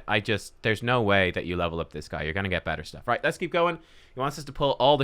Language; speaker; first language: English; native; English